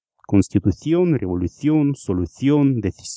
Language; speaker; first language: Spanish; non-native, fluent; Russian